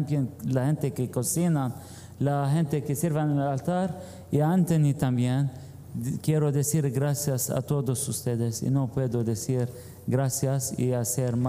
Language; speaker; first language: Spanish; non-native, learner; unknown